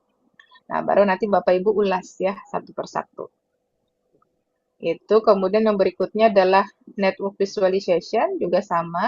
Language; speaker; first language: Indonesian; native; Indonesian